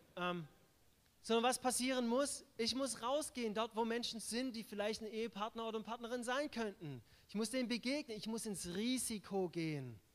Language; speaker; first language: German; native; German